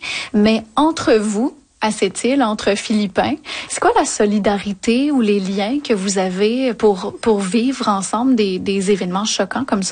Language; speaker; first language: French; native; French